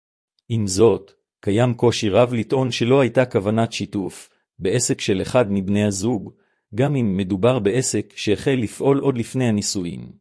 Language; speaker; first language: Hebrew; native; Hebrew